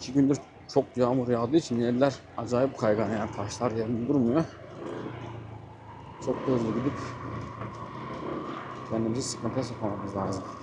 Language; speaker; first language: Turkish; native; Turkish